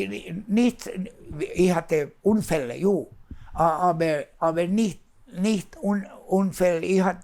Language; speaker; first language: German; non-native, fluent; Finnish